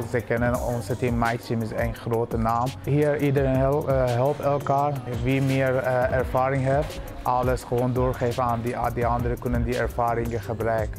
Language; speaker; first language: Dutch; early bilingual, other home language; Persian